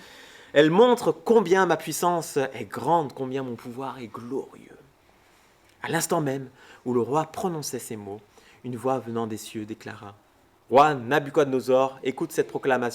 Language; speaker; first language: French; native; French